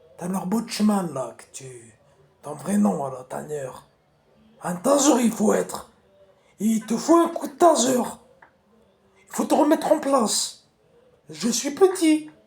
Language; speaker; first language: French; non-native, local second language; Kabyle